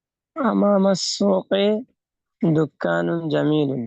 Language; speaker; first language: Arabic; non-native, learner; Bangla